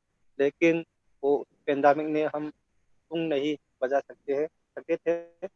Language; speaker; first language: Hindi; non-native, local second language; Manipuri